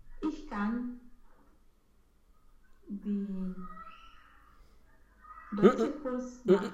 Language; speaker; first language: German; non-native, learner; Romanian